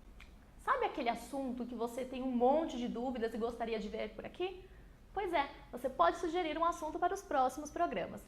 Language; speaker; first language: Portuguese; native; Portuguese